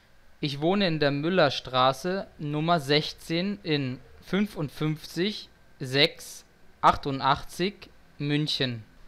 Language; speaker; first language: German; non-native, fluent; Portuguese